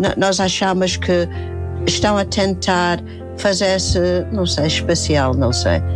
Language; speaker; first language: Portuguese; non-native, fluent; English